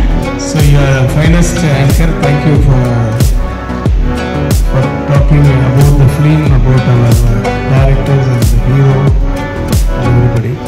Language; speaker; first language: Telugu; non-native, local second language; Tamil